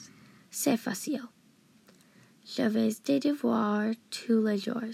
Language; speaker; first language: French; non-native, learner; English